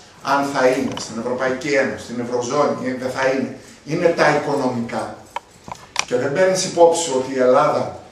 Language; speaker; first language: Greek; native; Greek